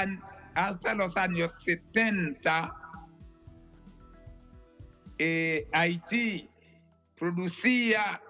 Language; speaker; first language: Spanish; non-native, fluent; Haitian Creole